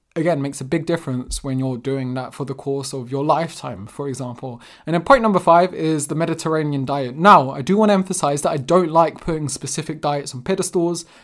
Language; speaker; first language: English; native; English